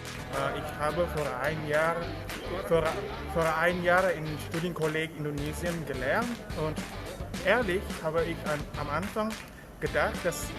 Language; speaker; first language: German; non-native, learner; Indonesian